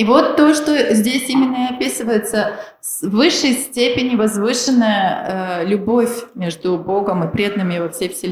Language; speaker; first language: Russian; native; Russian